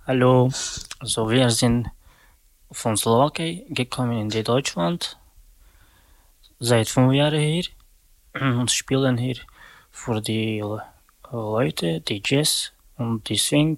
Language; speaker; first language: German; non-native, learner; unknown